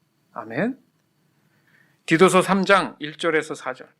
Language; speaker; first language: Korean; native; Korean